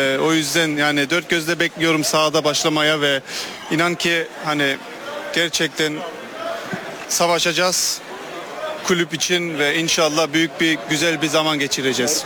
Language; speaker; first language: Turkish; early bilingual, heritage; Turkish